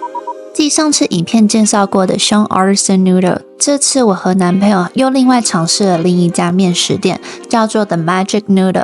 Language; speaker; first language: Chinese; native; Chinese